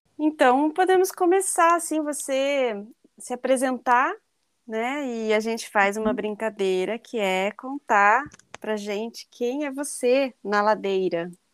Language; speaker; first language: Portuguese; native; Portuguese